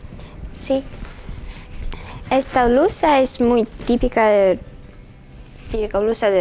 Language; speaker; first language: Spanish; non-native, learner; Russian